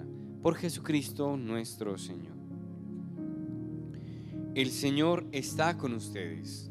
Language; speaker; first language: Spanish; native; Spanish